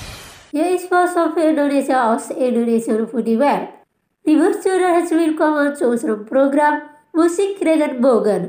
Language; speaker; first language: German; non-native, fluent; Indonesian